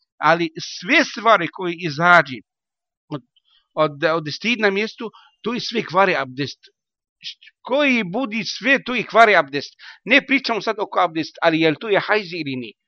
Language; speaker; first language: Bosnian; non-native, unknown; Arabic